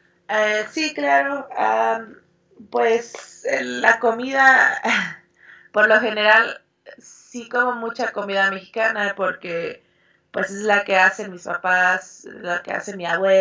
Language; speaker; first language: Spanish; early bilingual, heritage; Spanish